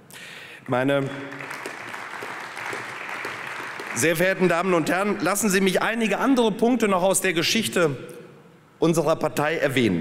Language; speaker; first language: German; early bilingual, other home language; Polish